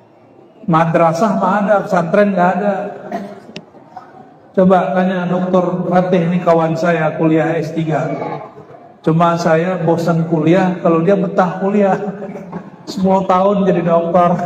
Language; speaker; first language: Indonesian; native; Indonesian